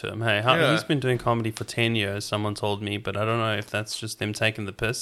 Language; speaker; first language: English; native; English